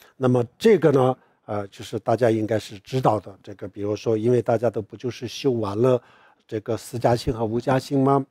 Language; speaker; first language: Chinese; non-native, local second language; Tibetan